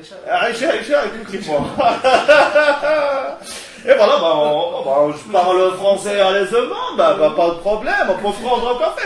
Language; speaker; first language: French; non-native, local second language; Arabic